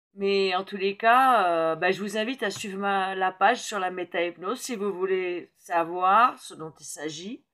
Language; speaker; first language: French; native; French